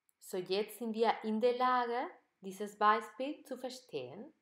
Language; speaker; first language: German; non-native, fluent; Spanish